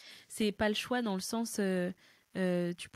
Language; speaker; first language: French; native; French